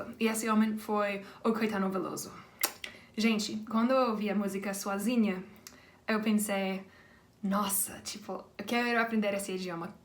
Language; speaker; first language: Portuguese; non-native, fluent; English